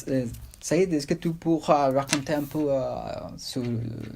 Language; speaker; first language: French; non-native, learner; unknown